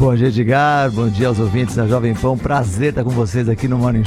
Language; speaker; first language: Portuguese; native; Portuguese